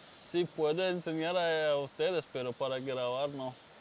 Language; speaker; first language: Spanish; non-native, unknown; Persian